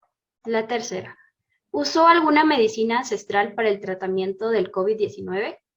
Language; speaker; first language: Spanish; native; Spanish